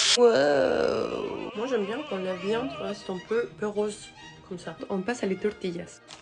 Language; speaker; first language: French; non-native, fluent; Spanish